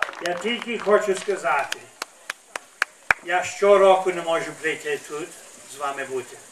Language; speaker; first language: Ukrainian; early bilingual, heritage; Ukrainian